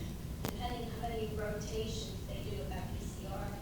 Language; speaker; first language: English; early bilingual, other home language; Italian